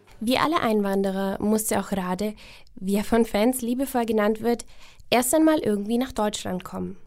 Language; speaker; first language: German; native; German